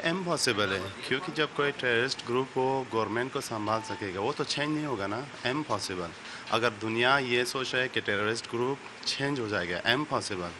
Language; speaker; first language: Hindi; non-native, fluent; Persian